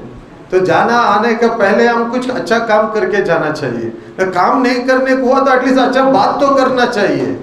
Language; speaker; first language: Hindi; non-native, local second language; Urdu